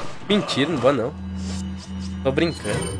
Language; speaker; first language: Portuguese; native; Portuguese